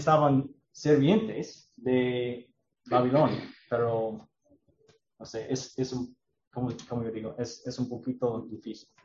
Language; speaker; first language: Spanish; non-native, learner; English